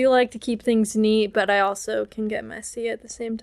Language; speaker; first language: English; native; English